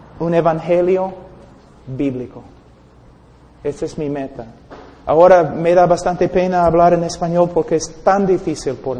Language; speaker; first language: Spanish; non-native, fluent; English